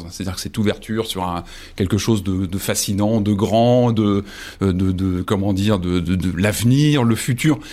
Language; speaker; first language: French; native; French